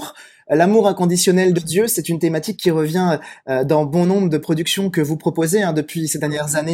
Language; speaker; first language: French; native; French